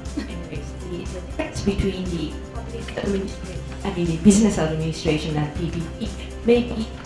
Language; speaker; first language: English; non-native, fluent; Japanese